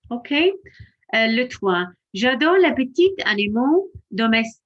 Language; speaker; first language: French; non-native, fluent; English